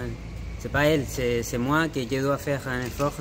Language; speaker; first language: French; non-native, learner; Spanish